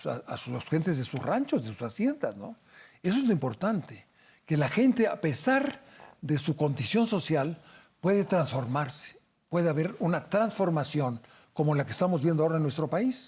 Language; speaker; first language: Spanish; native; Spanish